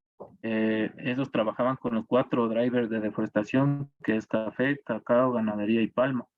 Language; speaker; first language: Spanish; native; Spanish